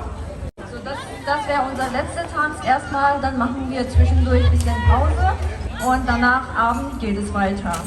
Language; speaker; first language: German; non-native, learner; Tibetan